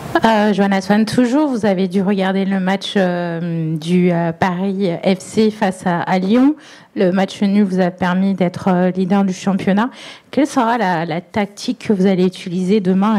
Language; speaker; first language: French; native; French